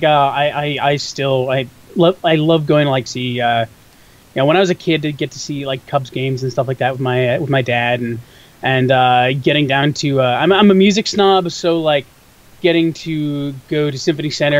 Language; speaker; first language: English; native; English